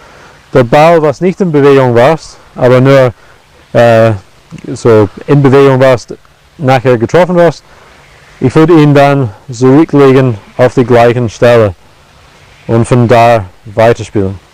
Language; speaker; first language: German; non-native, fluent; English